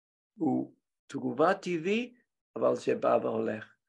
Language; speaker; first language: Hebrew; non-native, fluent; English